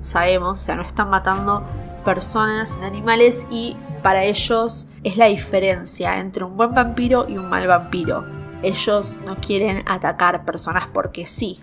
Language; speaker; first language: Spanish; native; Spanish